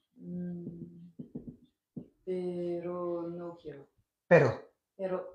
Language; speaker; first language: Spanish; non-native, learner; French